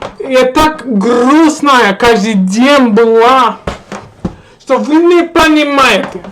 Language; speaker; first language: Russian; non-native, learner; English